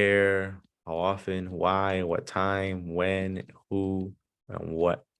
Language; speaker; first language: English; early bilingual, other home language; Spanish